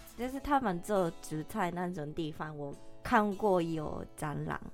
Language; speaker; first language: Chinese; non-native, fluent; Japanese